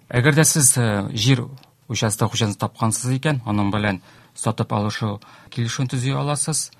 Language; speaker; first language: Tatar; native; Tatar